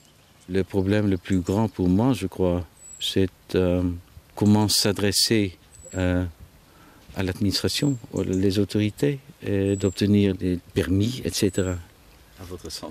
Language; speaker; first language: French; non-native, fluent; Dutch